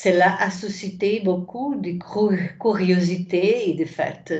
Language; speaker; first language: French; non-native, fluent; Portuguese